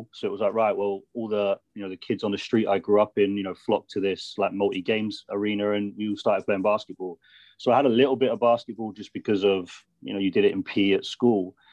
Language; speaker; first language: English; native; English